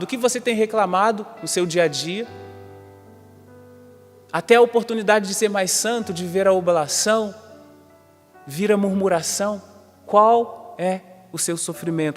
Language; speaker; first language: Portuguese; native; Portuguese